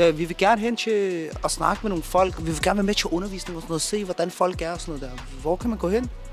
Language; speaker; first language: Danish; early bilingual, other home language; Turkish